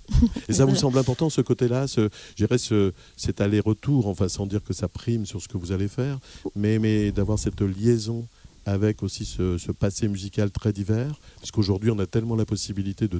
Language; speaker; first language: French; native; French